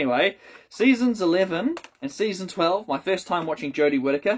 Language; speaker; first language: English; native; English